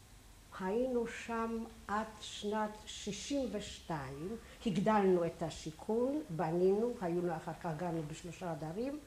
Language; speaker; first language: Hebrew; non-native, fluent; Polish